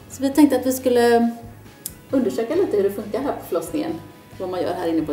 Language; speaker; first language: Swedish; native; Swedish